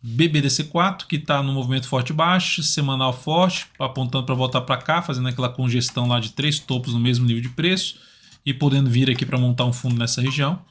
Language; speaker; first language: Portuguese; native; Portuguese